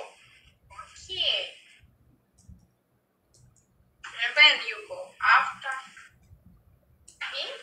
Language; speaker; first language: English; non-native, learner; Russian